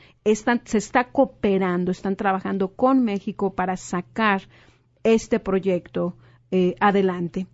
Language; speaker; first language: Spanish; native; Spanish